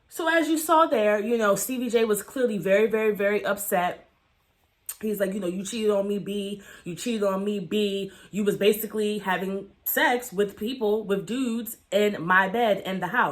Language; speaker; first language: English; native; English